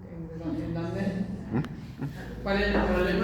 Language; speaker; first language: Spanish; native; Spanish